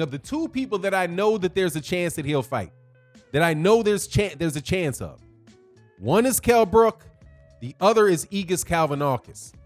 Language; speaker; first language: English; native; English